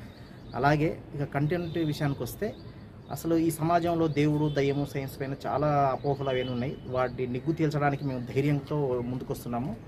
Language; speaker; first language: Telugu; native; Telugu